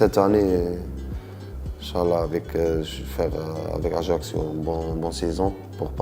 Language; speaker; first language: French; non-native, local second language; Arabic